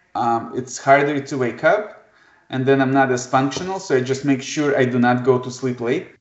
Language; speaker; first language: English; non-native, fluent; Ukrainian